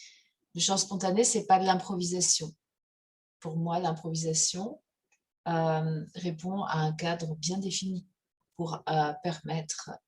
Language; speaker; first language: French; native; French